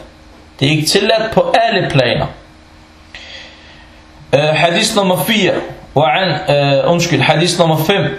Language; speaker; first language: Danish; non-native, local second language; Arabic